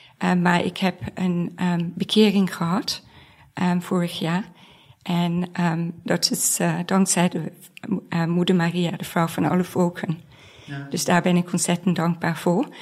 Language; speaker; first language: Dutch; non-native, fluent; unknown